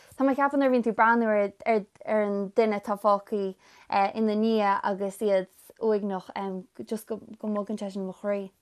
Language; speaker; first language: Irish; native; Irish